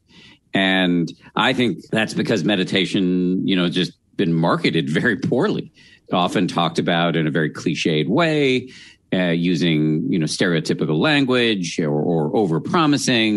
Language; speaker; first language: English; native; English